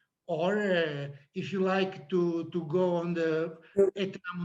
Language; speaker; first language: English; non-native, learner; Italian